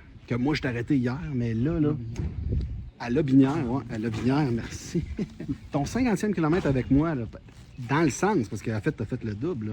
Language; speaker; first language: French; native; French